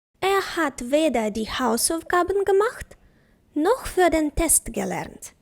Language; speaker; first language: German; non-native, fluent; Ukrainian